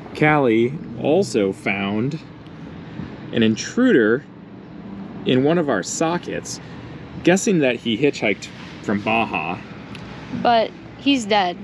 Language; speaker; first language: English; native; English